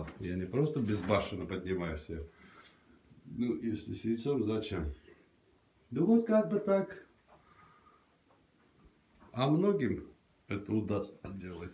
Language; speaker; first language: Russian; native; Russian